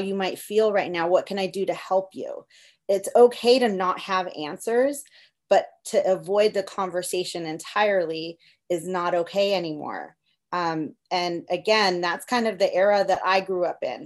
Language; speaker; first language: English; early bilingual, other home language; Spanish